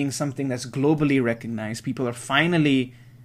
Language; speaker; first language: English; native; English